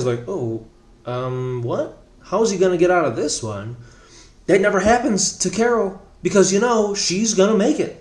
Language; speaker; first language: English; native; English